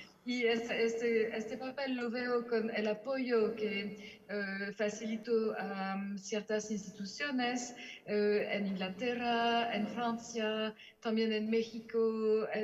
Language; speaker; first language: Spanish; non-native, fluent; French